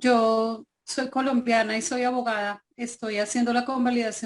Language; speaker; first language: Spanish; native; Spanish